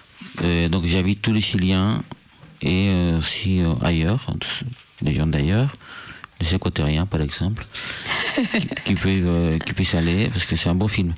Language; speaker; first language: French; non-native, fluent; Spanish